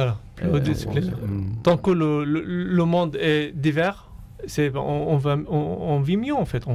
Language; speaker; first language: French; non-native, fluent; Arabic